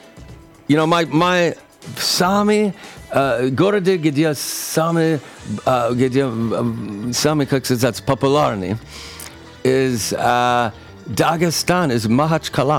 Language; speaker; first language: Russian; non-native, learner; English